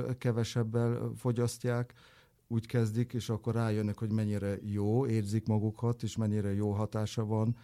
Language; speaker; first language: Hungarian; non-native, fluent; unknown